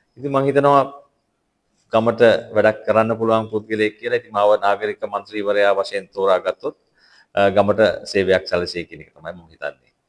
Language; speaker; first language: Sinhala; native; Sinhala